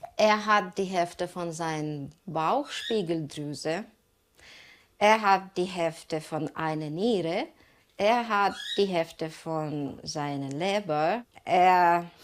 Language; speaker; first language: German; non-native, learner; Ukrainian